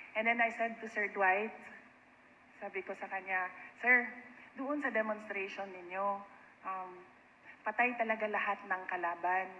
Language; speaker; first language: Filipino; non-native, local second language; Cebuano